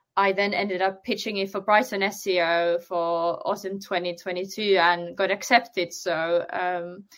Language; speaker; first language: English; non-native, fluent; Finnish